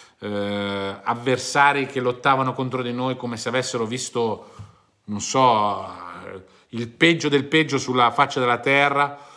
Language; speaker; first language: Italian; native; Italian